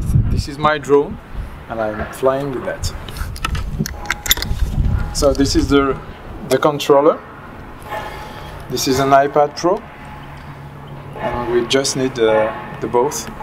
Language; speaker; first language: English; non-native, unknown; French